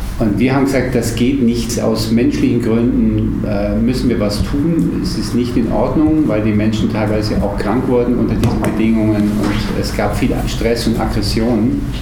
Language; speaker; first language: German; native; German